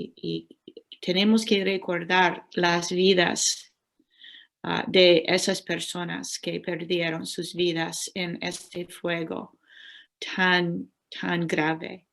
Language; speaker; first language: Spanish; non-native, learner; English